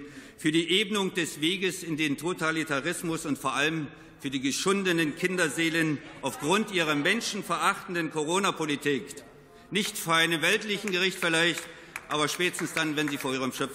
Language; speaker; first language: German; native; German